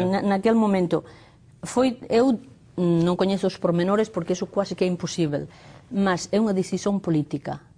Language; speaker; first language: Galician; native; Galician